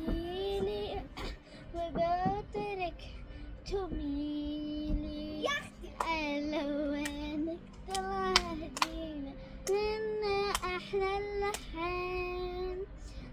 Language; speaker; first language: Arabic; native; Arabic